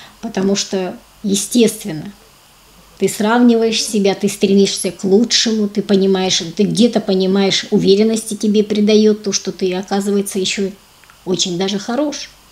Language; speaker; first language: Russian; native; Russian